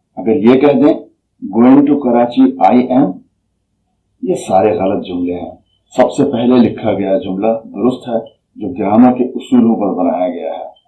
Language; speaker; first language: Urdu; native; Urdu